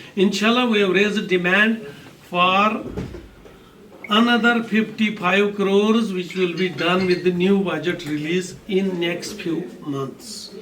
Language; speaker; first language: English; non-native, local second language; Kashmiri